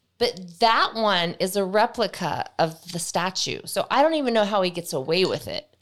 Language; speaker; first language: English; native; English